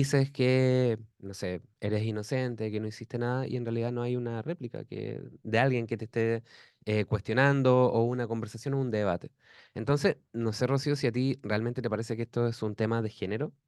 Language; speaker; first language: Spanish; native; Spanish